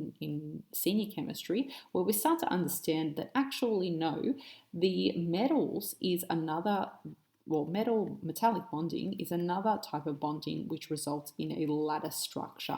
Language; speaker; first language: English; native; English